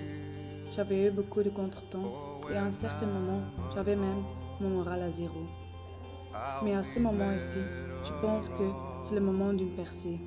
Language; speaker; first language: French; non-native, learner; Dutch